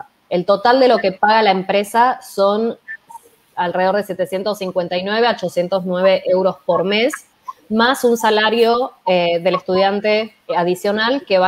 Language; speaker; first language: Spanish; native; Spanish